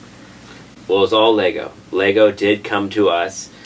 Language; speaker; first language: English; native; English